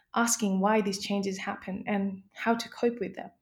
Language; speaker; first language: English; non-native, local second language; Nepali